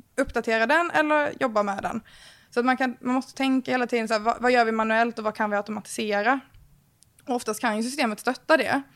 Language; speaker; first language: Swedish; native; Swedish